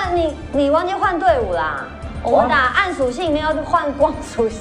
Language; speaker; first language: Chinese; native; Chinese